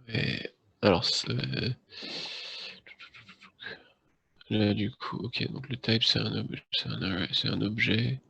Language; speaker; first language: French; native; French